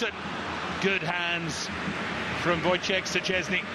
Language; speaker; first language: English; native; English